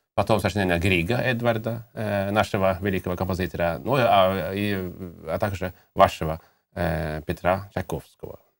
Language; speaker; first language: Russian; native; Russian